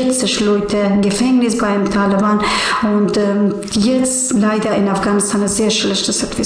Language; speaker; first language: German; non-native, learner; Persian